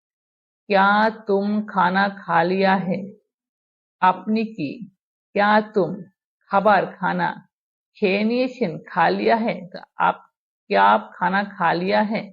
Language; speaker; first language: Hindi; non-native, fluent; Bangla